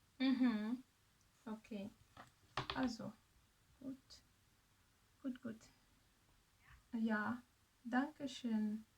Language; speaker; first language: German; non-native, learner; French